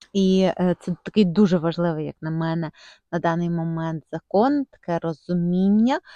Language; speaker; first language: Ukrainian; non-native, local second language; Russian